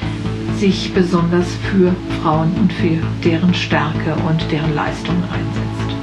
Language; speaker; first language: German; native; German